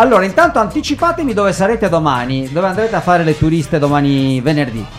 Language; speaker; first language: Italian; native; Italian